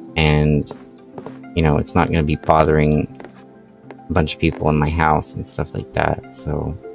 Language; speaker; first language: English; native; English